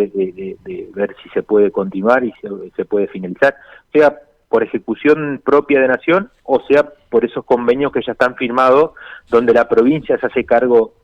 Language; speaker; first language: Spanish; native; Spanish